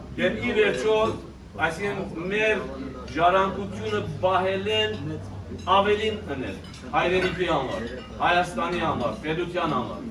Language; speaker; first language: Armenian; early bilingual, heritage; Armenian